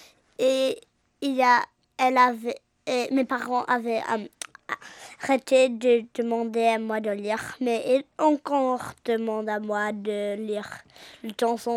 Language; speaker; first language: French; early bilingual, heritage; English